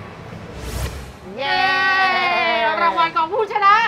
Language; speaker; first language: Thai; native; Thai